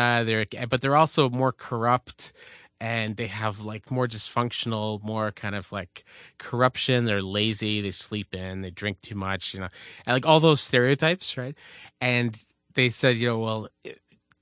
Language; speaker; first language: English; native; English